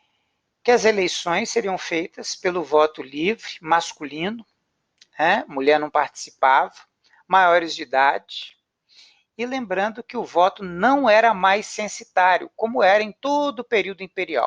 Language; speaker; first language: Portuguese; native; Portuguese